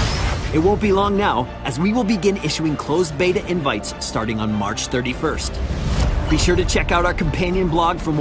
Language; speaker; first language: English; native; English